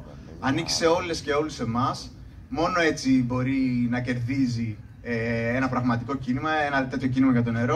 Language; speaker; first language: Greek; native; Greek